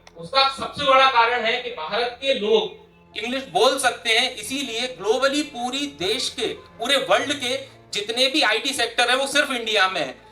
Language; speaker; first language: Hindi; native; Hindi